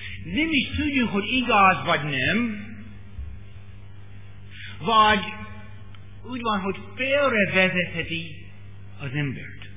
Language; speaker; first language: Hungarian; non-native, learner; English